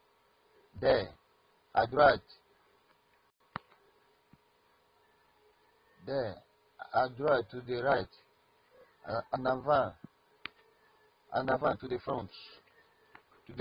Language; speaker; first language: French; non-native, learner; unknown